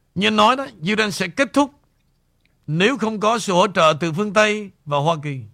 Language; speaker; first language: Vietnamese; native; Vietnamese